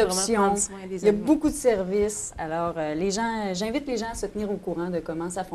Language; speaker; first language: French; native; French